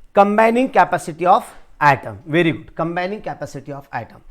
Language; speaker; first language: Hindi; non-native, local second language; Marathi